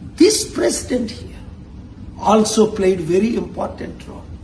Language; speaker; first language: English; non-native, local second language; Telugu